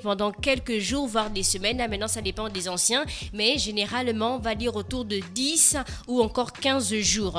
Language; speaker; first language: French; native; French